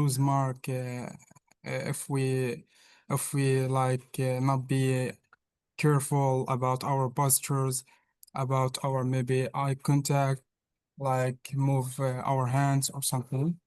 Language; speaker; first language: English; non-native, learner; Arabic